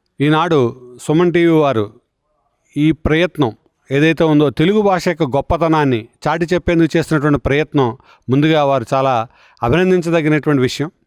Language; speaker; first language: Telugu; native; Telugu